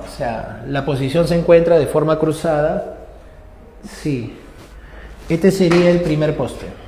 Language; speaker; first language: Spanish; native; Spanish